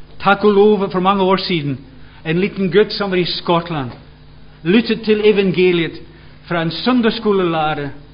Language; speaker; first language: Swedish; non-native, fluent; English